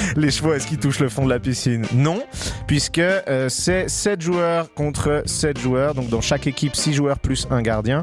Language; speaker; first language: French; native; French